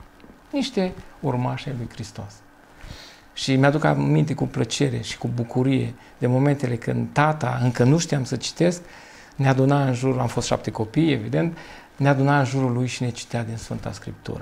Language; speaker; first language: Romanian; native; Romanian